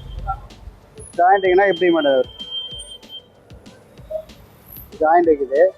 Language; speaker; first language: Tamil; native; Tamil